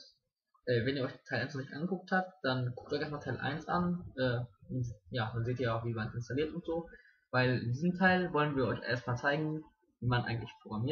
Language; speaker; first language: German; native; German